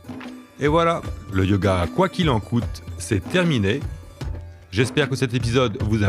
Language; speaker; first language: French; native; French